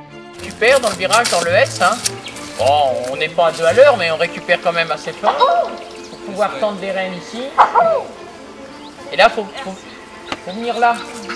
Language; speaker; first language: French; native; French